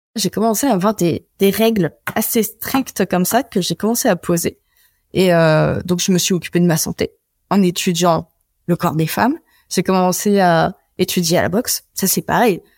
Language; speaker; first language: French; native; French